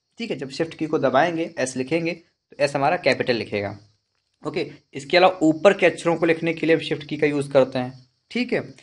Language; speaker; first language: Hindi; native; Hindi